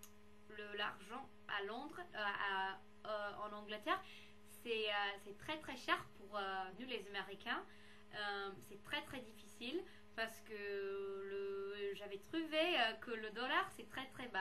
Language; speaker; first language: French; non-native, fluent; English